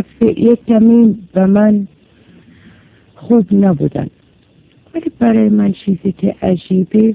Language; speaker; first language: Persian; non-native, learner; Arabic